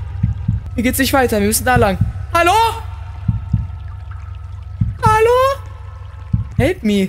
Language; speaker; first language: German; native; German